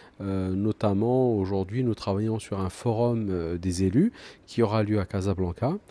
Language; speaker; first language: French; early bilingual, other home language; Arabic